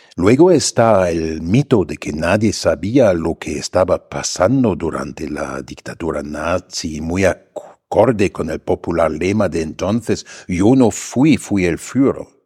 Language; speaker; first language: Spanish; non-native, fluent; German